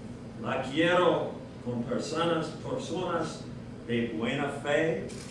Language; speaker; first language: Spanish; non-native, learner; English